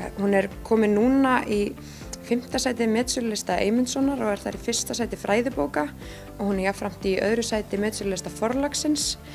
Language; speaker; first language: Icelandic; native; Icelandic